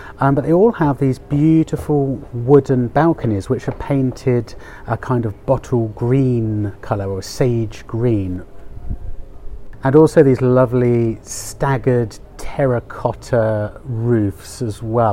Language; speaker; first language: English; native; English